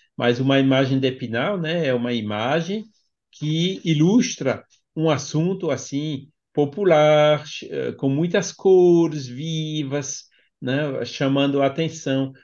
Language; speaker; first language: Portuguese; non-native, fluent; French